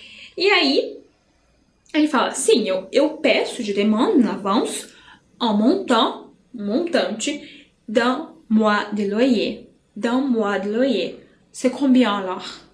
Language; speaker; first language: French; non-native, fluent; Portuguese